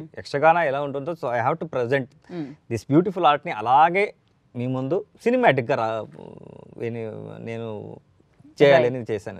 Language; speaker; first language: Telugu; non-native, learner; Kannada